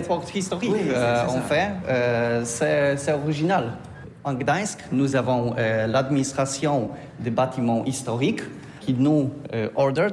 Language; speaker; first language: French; non-native, learner; Polish